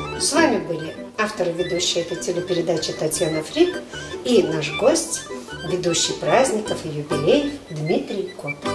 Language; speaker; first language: Russian; native; Russian